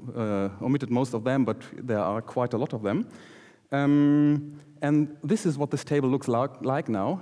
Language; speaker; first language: English; non-native, fluent; German